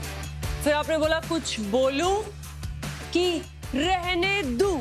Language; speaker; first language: Hindi; native; Hindi